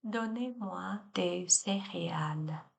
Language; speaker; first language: French; non-native, learner; Chinese